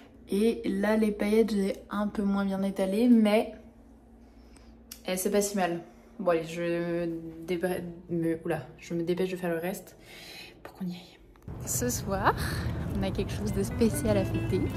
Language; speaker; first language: French; native; French